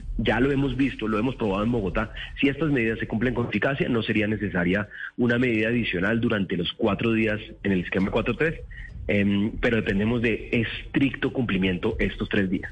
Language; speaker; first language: Spanish; native; Spanish